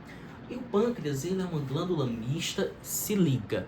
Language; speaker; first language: Portuguese; native; Portuguese